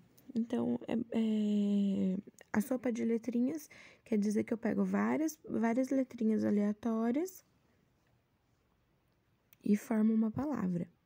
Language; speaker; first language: Portuguese; native; Portuguese